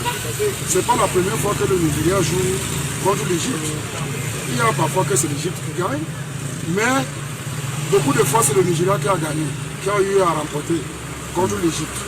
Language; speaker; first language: French; non-native, fluent; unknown